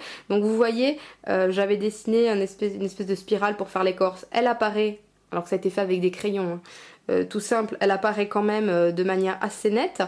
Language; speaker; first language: French; native; French